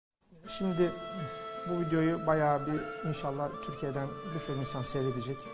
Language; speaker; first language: Turkish; native; Turkish